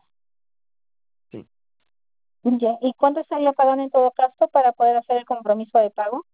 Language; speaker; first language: Spanish; native; Spanish